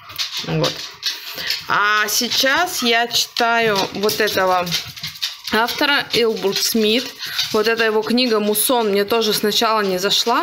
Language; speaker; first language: Russian; native; Russian